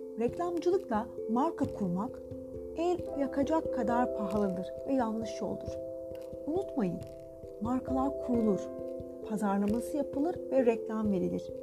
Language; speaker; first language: Turkish; native; Turkish